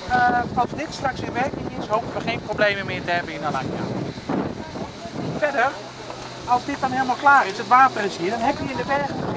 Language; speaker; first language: Dutch; non-native, fluent; Turkish